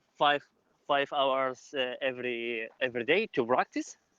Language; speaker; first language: English; non-native, learner; Arabic